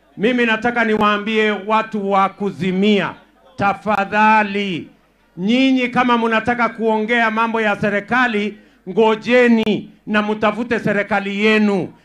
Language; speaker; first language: Swahili; non-native, local second language; Kalenjin